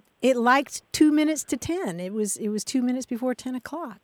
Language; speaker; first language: English; native; English